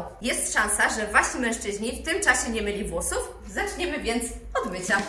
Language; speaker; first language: Polish; native; Polish